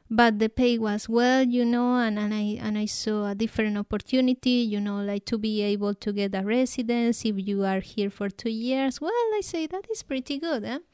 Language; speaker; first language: English; non-native, fluent; Spanish